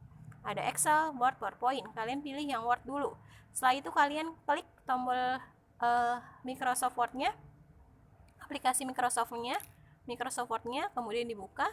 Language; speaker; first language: Indonesian; native; Indonesian